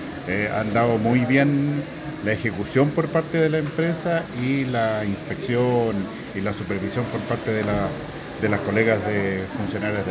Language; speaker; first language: Spanish; native; Spanish